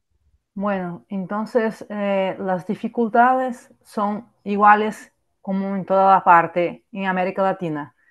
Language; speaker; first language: Spanish; non-native, fluent; Portuguese